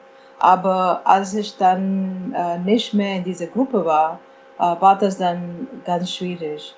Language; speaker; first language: German; non-native, fluent; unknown